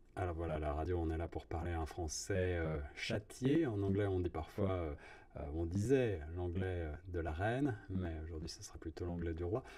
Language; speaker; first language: French; native; French